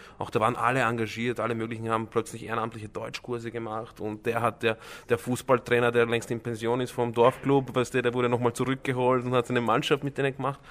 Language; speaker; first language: German; early bilingual, other home language; Croatian